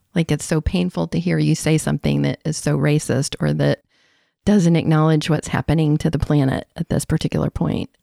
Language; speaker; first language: English; native; English